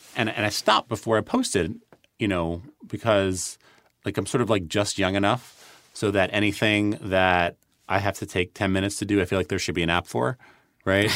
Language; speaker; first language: English; native; English